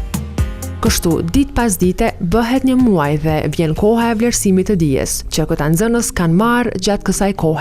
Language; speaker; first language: Albanian; native; Albanian